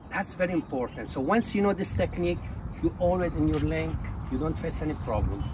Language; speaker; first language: English; non-native, fluent; Arabic